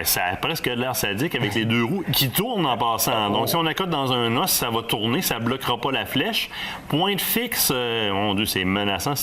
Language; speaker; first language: French; native; French